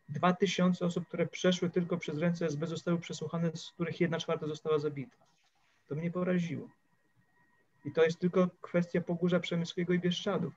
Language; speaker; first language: Polish; native; Polish